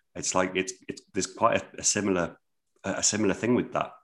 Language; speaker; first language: English; native; English